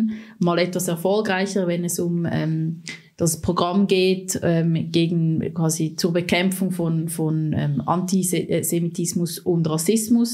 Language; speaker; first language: German; native; German